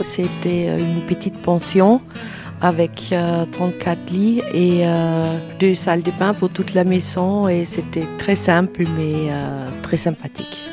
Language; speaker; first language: French; non-native, fluent; German